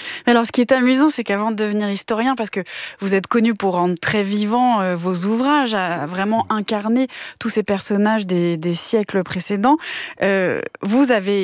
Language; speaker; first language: French; native; French